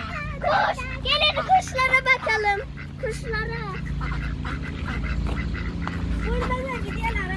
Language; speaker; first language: Turkish; early bilingual, heritage; Turkish